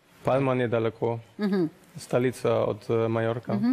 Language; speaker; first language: Russian; non-native, learner; German